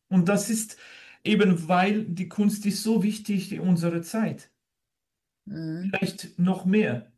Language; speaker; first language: German; non-native, fluent; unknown